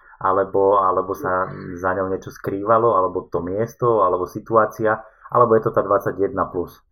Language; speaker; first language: Slovak; native; Slovak